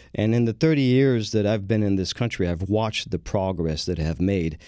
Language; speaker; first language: English; non-native, fluent; French